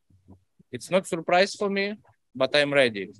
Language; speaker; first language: English; non-native, learner; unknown